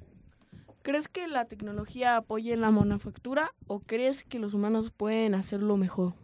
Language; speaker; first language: Spanish; native; Spanish